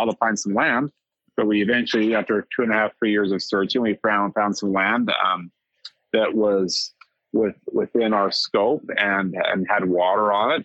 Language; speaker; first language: English; native; English